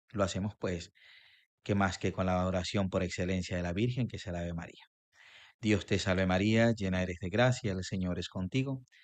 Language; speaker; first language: Spanish; native; Spanish